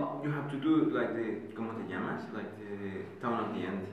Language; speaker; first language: English; non-native, fluent; Spanish